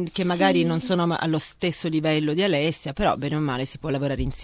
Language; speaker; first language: Italian; native; Italian